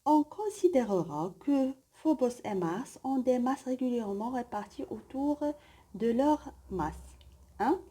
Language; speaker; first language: French; non-native, local second language; Arabic